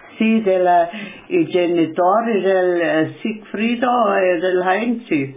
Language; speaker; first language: Italian; non-native, local second language; German